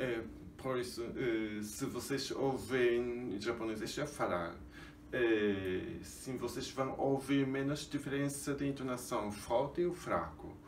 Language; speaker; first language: Portuguese; non-native, fluent; Japanese